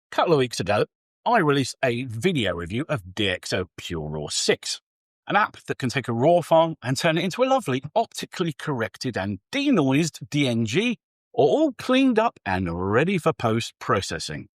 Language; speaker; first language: English; native; English